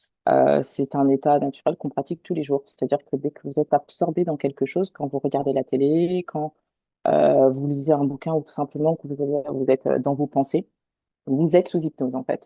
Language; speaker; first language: French; native; French